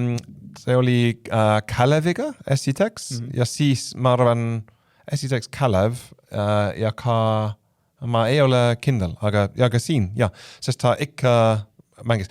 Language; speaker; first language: Estonian; non-native, fluent; English